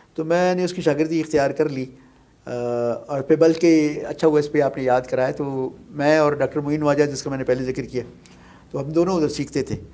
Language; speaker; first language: Urdu; non-native, local second language; Sindhi